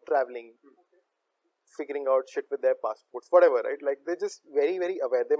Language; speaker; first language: English; non-native, local second language; Hindi